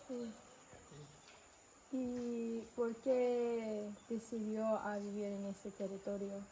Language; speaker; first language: Spanish; non-native, learner; English